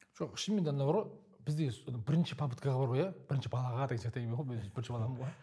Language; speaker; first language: Kazakh; native; Kazakh